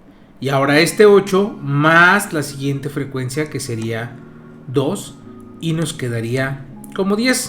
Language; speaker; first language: Spanish; native; Spanish